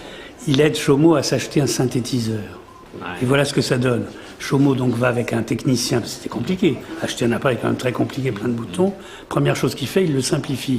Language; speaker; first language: French; native; French